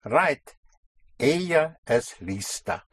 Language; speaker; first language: Spanish; non-native, fluent; English